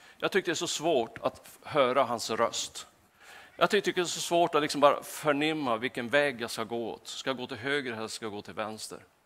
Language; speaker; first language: Swedish; native; Swedish